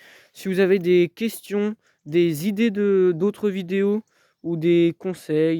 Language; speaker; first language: French; native; French